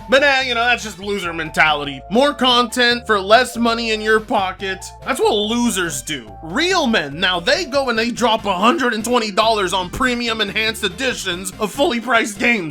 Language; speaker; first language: English; native; English